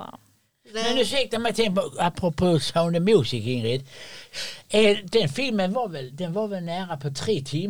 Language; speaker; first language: Swedish; native; Swedish